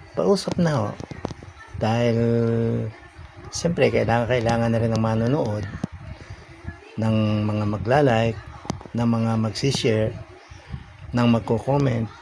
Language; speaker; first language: Filipino; native; Filipino